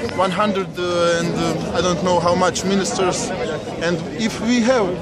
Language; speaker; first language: English; non-native, learner; Bosnian